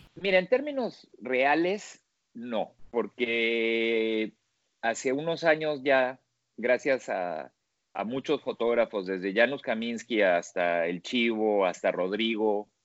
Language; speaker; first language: Spanish; native; Spanish